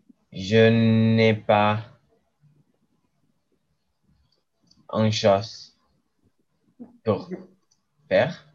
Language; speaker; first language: French; non-native, learner; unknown